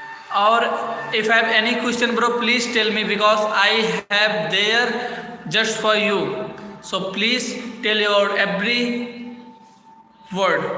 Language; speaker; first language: English; non-native, learner; Hindi